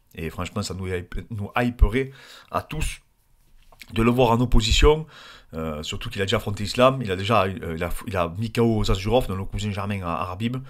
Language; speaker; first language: French; native; French